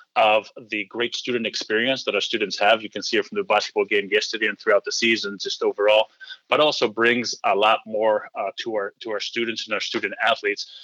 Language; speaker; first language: English; early bilingual, heritage; Greek